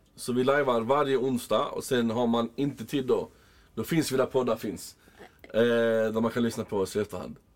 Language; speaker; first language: Swedish; early bilingual, other home language; Arabic